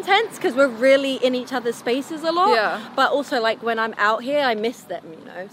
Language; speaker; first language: English; native; English